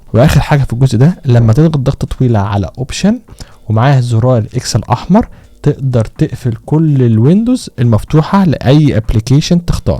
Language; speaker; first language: Arabic; native; Arabic